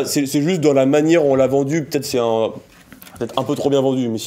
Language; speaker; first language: French; native; French